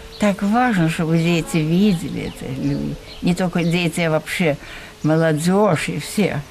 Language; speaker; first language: Russian; early bilingual, heritage; Russian